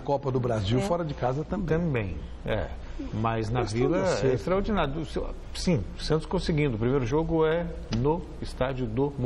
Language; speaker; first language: Portuguese; native; Portuguese